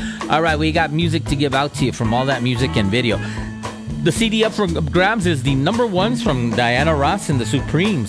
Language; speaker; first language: English; native; English